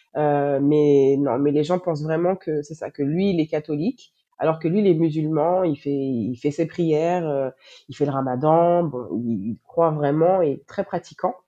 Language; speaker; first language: French; native; French